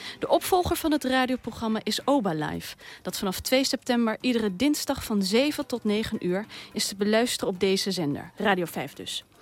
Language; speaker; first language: Dutch; early bilingual, other home language; Turkish